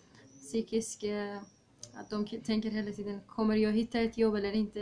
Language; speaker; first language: Swedish; early bilingual, other home language; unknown